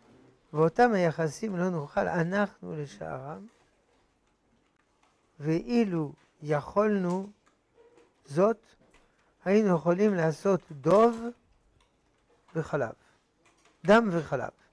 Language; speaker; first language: Hebrew; non-native, fluent; French